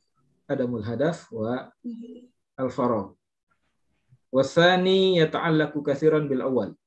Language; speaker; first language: Arabic; non-native, fluent; Indonesian